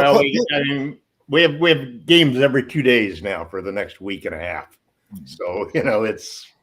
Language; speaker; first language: English; native; English